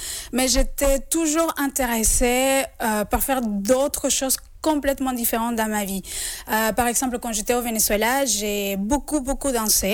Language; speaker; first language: French; non-native, fluent; Spanish